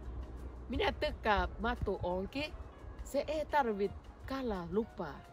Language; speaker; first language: Finnish; non-native, learner; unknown